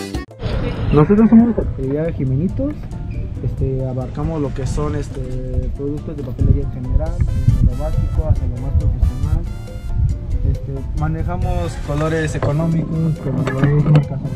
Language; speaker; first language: Spanish; native; Spanish